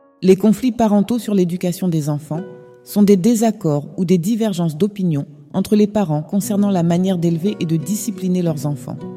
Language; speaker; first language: French; native; French